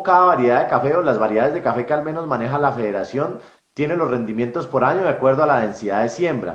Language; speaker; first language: Spanish; native; Spanish